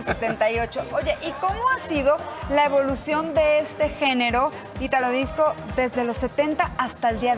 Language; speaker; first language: Spanish; native; Spanish